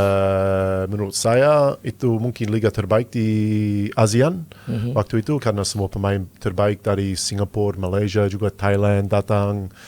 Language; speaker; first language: Indonesian; non-native, fluent; English